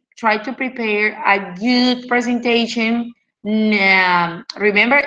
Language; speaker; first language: English; non-native, fluent; Spanish